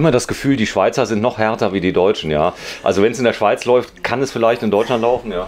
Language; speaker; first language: German; native; German